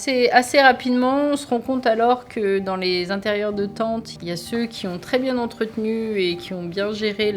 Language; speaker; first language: French; native; French